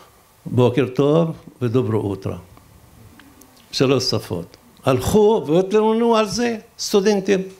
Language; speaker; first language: Hebrew; non-native, local second language; Arabic